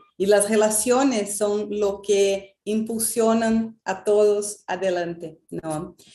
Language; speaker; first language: Spanish; non-native, fluent; Portuguese